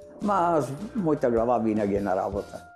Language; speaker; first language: Bulgarian; non-native, learner; Italian